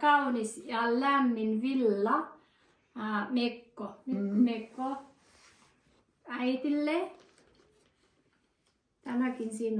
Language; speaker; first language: Finnish; non-native, learner; Persian